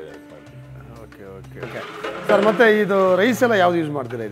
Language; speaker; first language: Kannada; native; Kannada